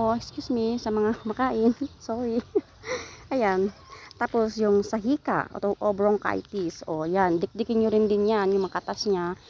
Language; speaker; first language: Filipino; non-native, local second language; Iloko